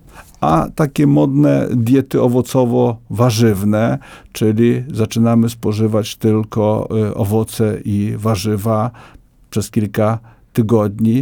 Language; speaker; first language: Polish; native; Polish